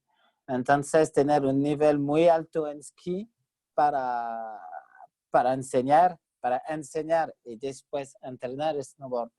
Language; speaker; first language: Spanish; non-native, fluent; French